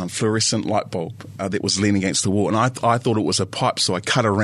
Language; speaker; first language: English; native; English